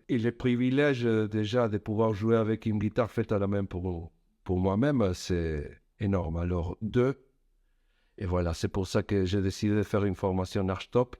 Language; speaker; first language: French; non-native, fluent; Spanish